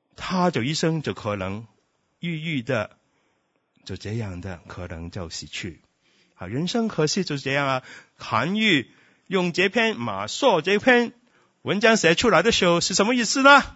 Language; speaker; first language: Chinese; non-native, local second language; Cantonese